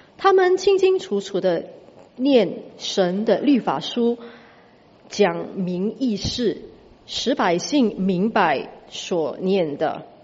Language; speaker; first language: Chinese; non-native, fluent; Indonesian